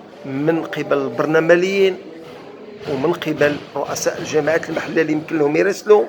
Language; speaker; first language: Arabic; native; Arabic